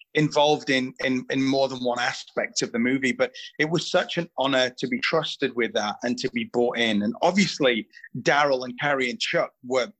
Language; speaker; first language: English; native; English